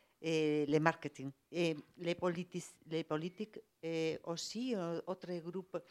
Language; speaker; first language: French; non-native, learner; Spanish